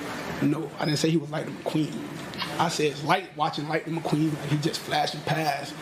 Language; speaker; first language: English; native; English